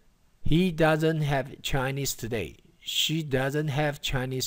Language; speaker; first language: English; non-native, fluent; Chinese